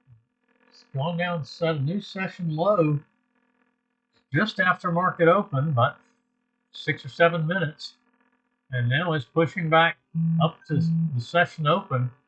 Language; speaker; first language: English; native; English